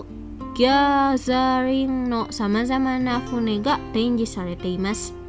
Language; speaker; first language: Japanese; non-native, fluent; Indonesian